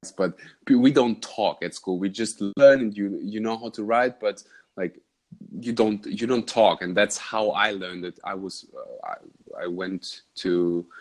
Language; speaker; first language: English; non-native, fluent; German